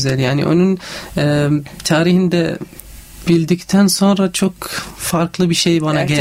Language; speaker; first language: Turkish; non-native, learner; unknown